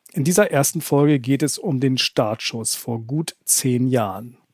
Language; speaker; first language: German; native; German